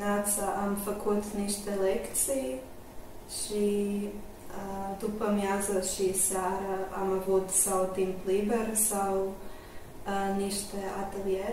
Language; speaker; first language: Romanian; non-native, learner; Croatian